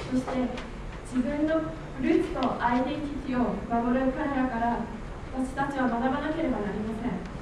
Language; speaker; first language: Japanese; non-native, fluent; Korean